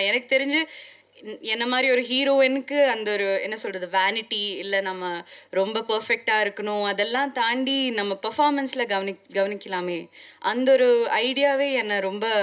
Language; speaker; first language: Tamil; non-native, local second language; Malayalam